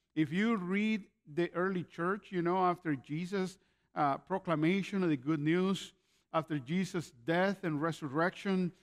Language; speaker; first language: English; non-native, fluent; Spanish